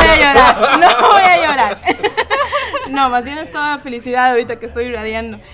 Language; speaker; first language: Spanish; native; Spanish